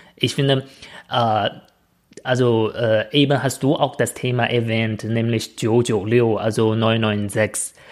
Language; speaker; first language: German; non-native, fluent; Chinese